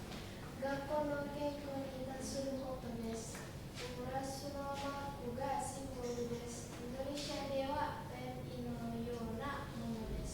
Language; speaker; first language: Japanese; non-native, learner; Indonesian